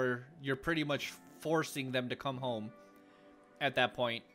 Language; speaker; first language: English; native; English